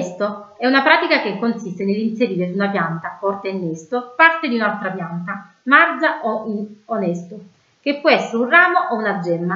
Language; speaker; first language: Italian; native; Italian